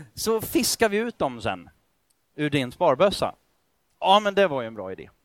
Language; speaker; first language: Swedish; native; Swedish